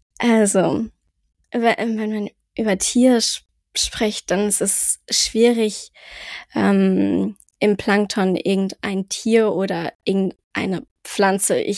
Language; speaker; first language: German; early bilingual, heritage; French